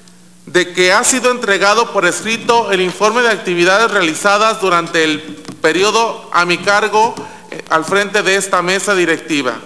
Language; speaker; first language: Spanish; native; Spanish